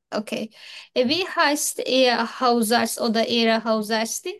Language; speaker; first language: German; non-native, learner; Turkish